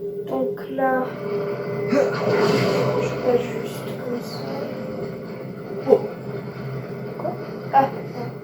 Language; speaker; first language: French; native; French